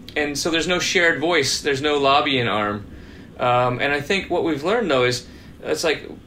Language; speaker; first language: English; native; English